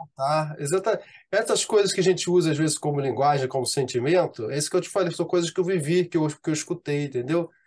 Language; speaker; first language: Portuguese; native; Portuguese